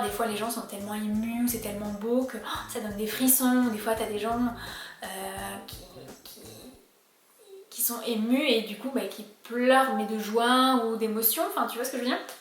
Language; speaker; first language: French; native; French